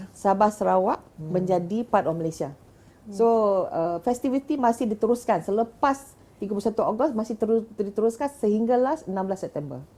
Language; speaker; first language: Malay; native; Malay